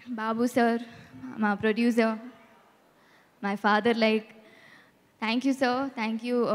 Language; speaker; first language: Telugu; non-native, learner; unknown